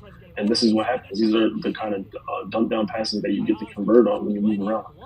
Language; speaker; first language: English; native; English